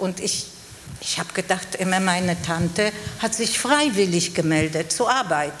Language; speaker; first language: German; non-native, fluent; Polish